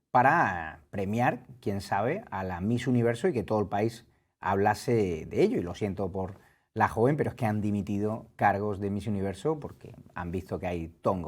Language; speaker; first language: Spanish; native; Spanish